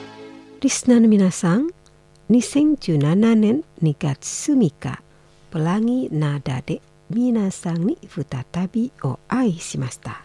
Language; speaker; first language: Japanese; non-native, fluent; Indonesian